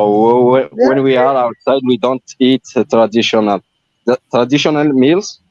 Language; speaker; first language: English; non-native, learner; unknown